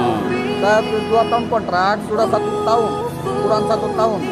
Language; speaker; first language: Indonesian; non-native, learner; Bangla